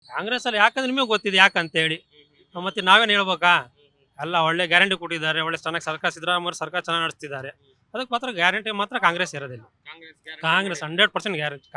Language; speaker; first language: Kannada; native; Kannada